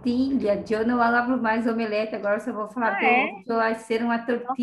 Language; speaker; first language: Spanish; non-native, learner; Portuguese